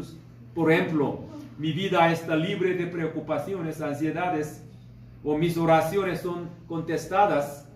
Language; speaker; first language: Spanish; non-native, fluent; Korean